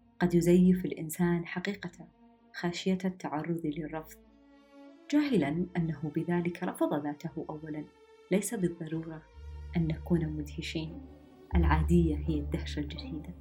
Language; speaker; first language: Arabic; native; Arabic